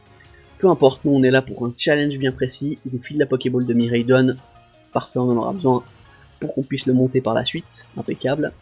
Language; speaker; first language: French; native; French